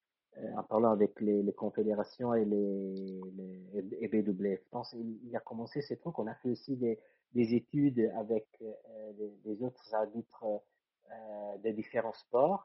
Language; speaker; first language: French; non-native, fluent; Italian